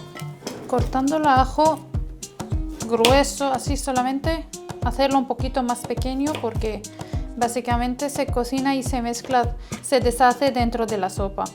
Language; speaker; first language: Spanish; non-native, fluent; Arabic